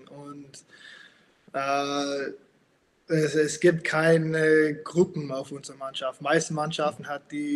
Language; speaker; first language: German; non-native, fluent; English